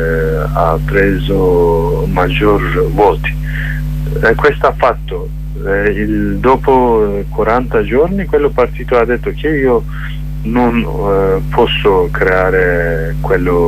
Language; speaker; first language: Italian; non-native, learner; Kurdish